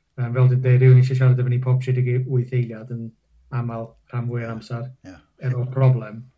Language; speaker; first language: Welsh; non-native, local second language; English